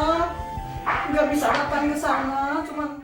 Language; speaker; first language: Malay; non-native, local second language; Sundanese